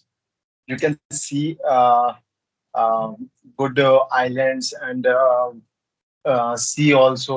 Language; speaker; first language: English; non-native, learner; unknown